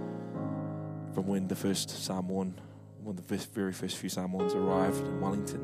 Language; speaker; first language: English; native; English